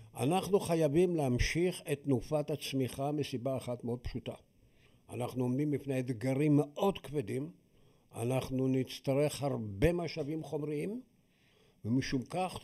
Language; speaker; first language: Hebrew; native; Hebrew